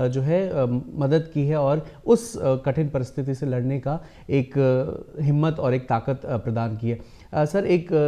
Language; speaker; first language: Hindi; native; Hindi